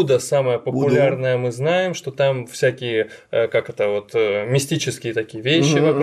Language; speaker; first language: Russian; native; Russian